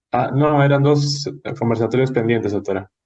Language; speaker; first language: Spanish; native; Spanish